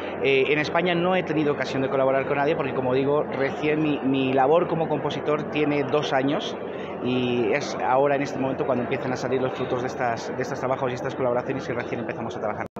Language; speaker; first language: Spanish; native; Spanish